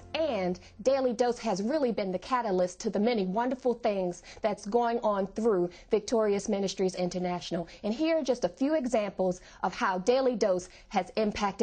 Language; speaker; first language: English; native; English